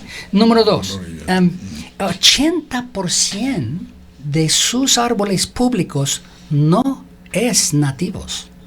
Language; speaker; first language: Spanish; non-native, learner; English